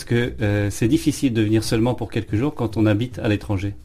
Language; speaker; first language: French; native; French